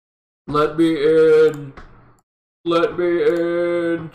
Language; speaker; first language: English; native; English